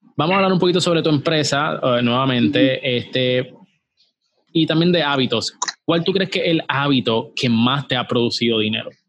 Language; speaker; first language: Spanish; native; Spanish